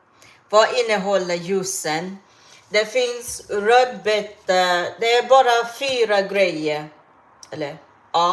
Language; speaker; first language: Swedish; non-native, fluent; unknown